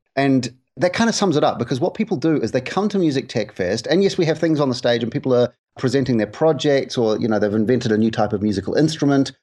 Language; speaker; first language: English; native; English